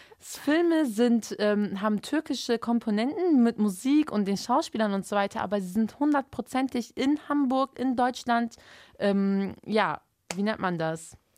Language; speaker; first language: German; early bilingual, other home language; Turkish